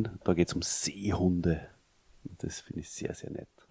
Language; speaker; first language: German; native; German